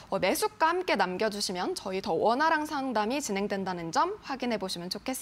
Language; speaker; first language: Korean; native; Korean